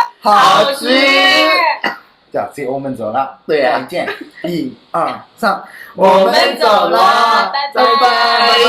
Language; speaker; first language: Chinese; non-native, fluent; Japanese